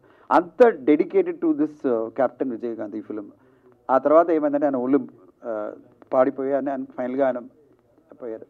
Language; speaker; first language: Telugu; non-native, fluent; Tamil